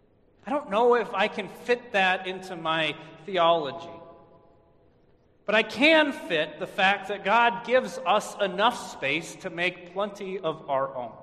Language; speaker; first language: English; native; English